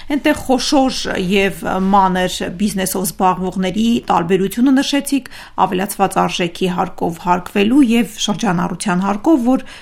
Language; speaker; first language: Armenian; native; Armenian